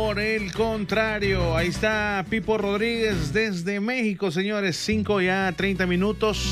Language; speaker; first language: Spanish; native; Spanish